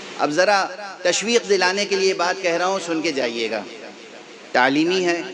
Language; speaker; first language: Urdu; native; Urdu